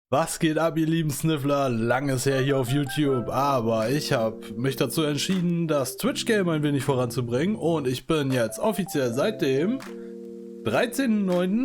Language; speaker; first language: German; native; German